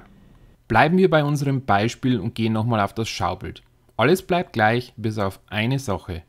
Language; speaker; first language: German; native; German